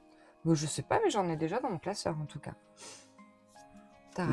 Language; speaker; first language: French; native; French